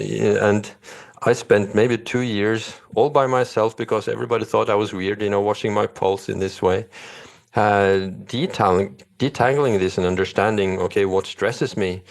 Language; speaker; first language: English; non-native, fluent; Norwegian